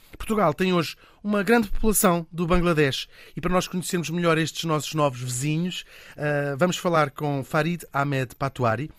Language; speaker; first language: Portuguese; native; Portuguese